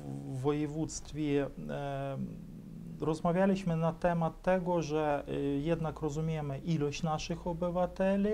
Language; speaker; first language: Polish; non-native, fluent; Ukrainian